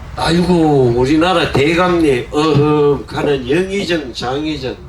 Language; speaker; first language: Korean; native; Korean